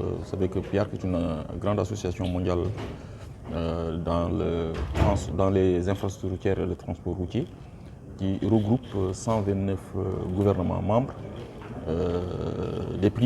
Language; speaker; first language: French; non-native, local second language; Wolof